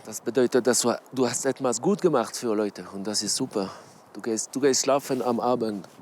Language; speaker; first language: German; non-native, learner; French